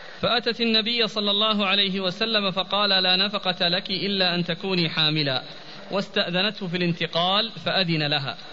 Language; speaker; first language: Arabic; native; Arabic